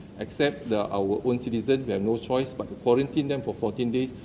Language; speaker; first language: English; non-native, local second language; Malay